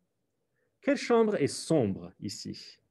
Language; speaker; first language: French; non-native, fluent; English